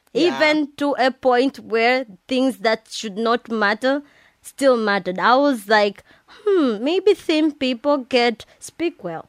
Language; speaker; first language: English; non-native, local second language; Swahili